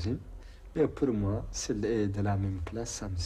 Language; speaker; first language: French; non-native, local second language; Arabic